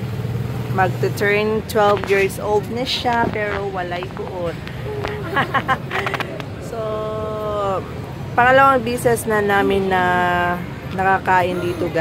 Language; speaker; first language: Filipino; non-native, local second language; Cebuano